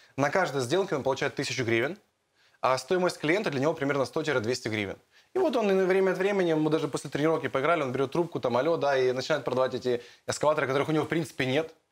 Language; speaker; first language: Russian; native; Russian